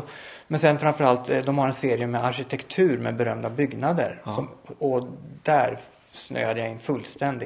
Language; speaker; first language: Swedish; native; Swedish